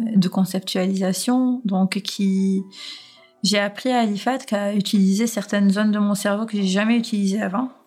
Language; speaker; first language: French; non-native, local second language; Arabic